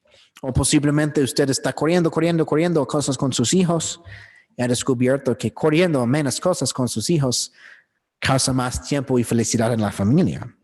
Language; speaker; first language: Spanish; non-native, learner; English